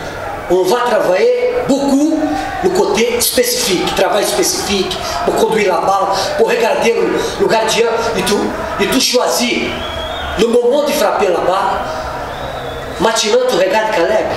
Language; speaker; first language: French; non-native, fluent; Portuguese